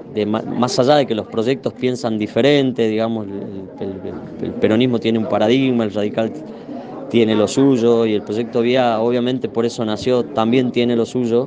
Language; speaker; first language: Spanish; native; Spanish